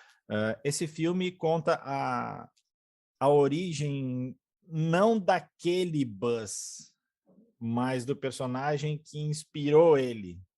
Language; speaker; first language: Portuguese; native; Portuguese